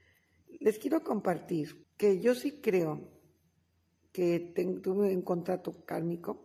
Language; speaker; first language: Spanish; native; Spanish